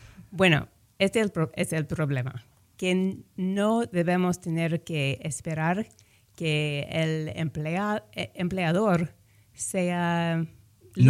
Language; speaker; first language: Spanish; non-native, fluent; English